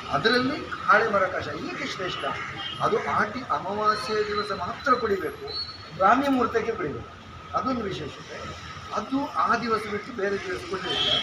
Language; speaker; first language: Kannada; non-native, local second language; Tulu